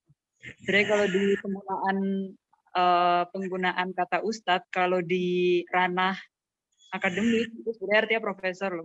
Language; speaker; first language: Indonesian; native; Indonesian